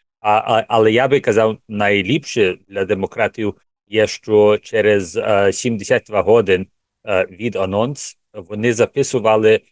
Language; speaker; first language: Ukrainian; early bilingual, heritage; English